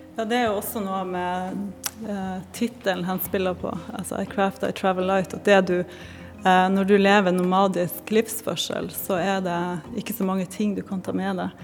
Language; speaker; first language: Norwegian; native; Norwegian